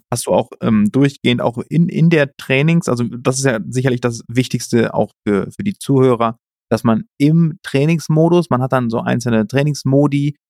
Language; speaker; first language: German; native; German